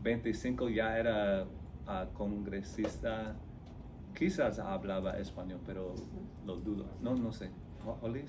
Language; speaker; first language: Spanish; non-native, fluent; English